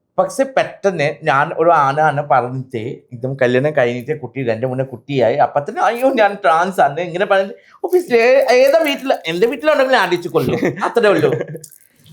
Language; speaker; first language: Malayalam; non-native, learner; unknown